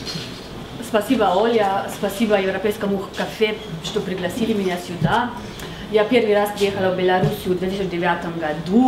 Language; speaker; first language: Russian; non-native, fluent; Slovenian